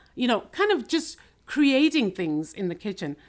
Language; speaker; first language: English; non-native, local second language; Shona